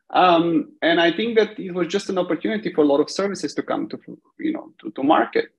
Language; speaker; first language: English; non-native, fluent; Bulgarian